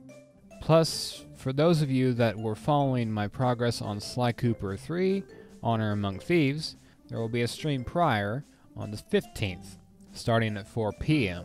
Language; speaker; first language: English; native; English